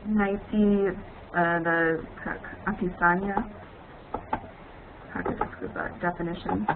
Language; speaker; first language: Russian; non-native, learner; English